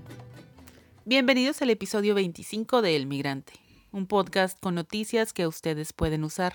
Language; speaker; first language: Spanish; native; Spanish